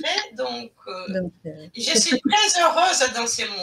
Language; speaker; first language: French; non-native, fluent; Portuguese